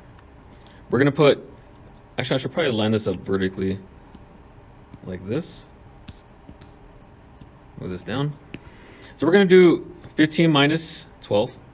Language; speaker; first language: English; native; English